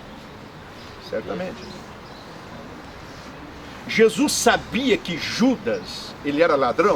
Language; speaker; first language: Portuguese; native; Portuguese